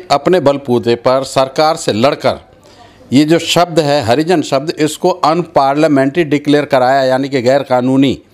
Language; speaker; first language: Hindi; native; Hindi